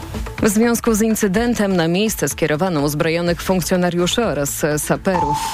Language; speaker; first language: Polish; native; Polish